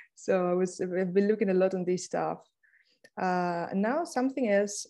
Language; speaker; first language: English; non-native, fluent; Greek